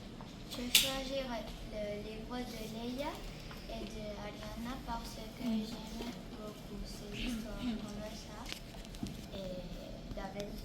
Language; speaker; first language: French; non-native, learner; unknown